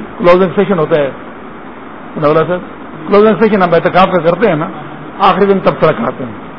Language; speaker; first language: Urdu; non-native, local second language; Pashto